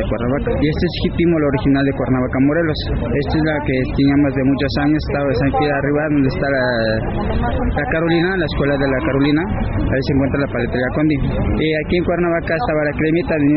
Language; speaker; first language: Spanish; non-native, local second language; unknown